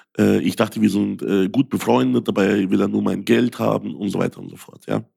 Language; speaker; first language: German; early bilingual, other home language; Russian